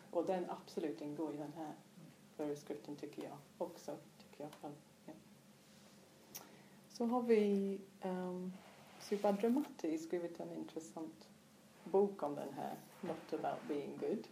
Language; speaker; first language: Swedish; non-native, fluent; English